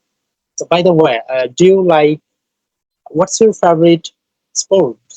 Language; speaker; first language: English; non-native, learner; Bangla